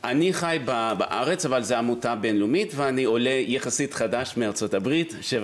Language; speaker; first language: Hebrew; non-native, fluent; English